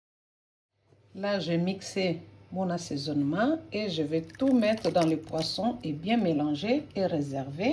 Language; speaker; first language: French; non-native, local second language; Lingala